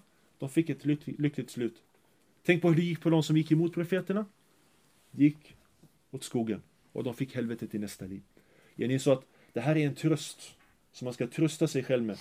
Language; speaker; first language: Swedish; early bilingual, other home language; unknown